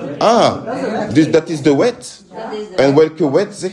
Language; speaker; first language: Dutch; non-native, fluent; French